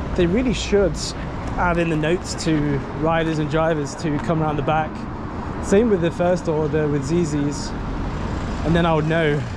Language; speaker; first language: English; native; English